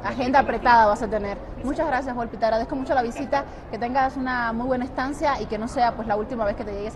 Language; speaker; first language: Spanish; native; Spanish